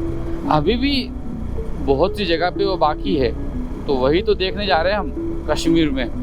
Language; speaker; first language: Hindi; native; Hindi